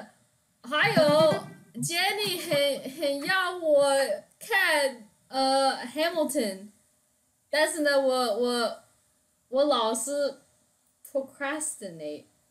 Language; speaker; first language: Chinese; early bilingual, heritage; Chinese